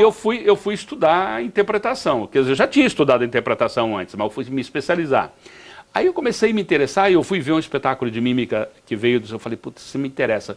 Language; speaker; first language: Portuguese; native; Portuguese